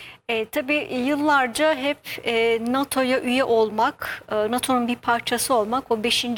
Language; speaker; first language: Turkish; native; Turkish